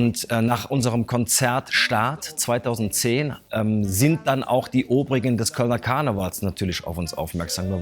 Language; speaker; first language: German; native; German